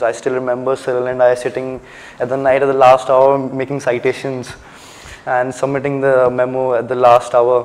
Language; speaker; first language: English; non-native, local second language; Hindi